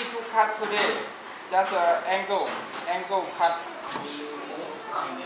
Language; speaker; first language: English; non-native, learner; Thai